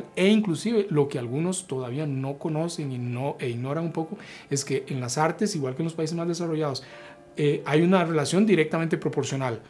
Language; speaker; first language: Spanish; native; Spanish